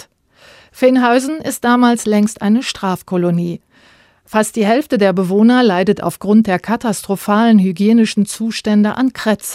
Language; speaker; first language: German; native; German